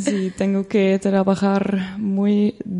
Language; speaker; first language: Spanish; non-native, learner; Dutch